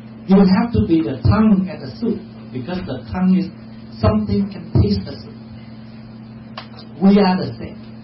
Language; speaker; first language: English; non-native, fluent; Vietnamese